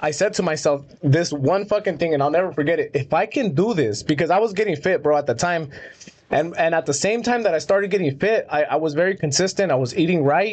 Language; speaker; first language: English; early bilingual, other home language; Spanish